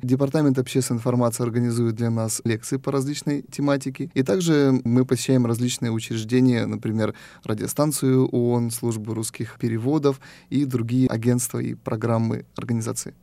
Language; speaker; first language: Russian; native; Russian